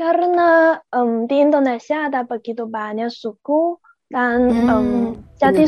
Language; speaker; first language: Indonesian; non-native, learner; Chinese